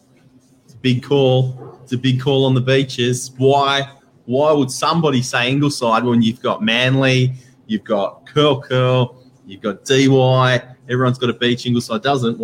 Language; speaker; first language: English; native; English